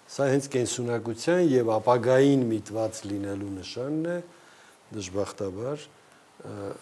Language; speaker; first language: Armenian; native; Armenian